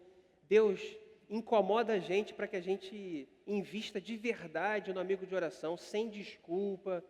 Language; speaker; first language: Portuguese; native; Portuguese